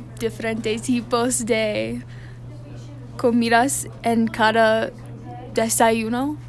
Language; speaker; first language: Spanish; non-native, learner; English